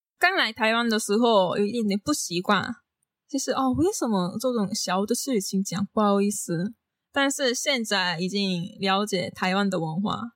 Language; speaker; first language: Chinese; non-native, learner; Korean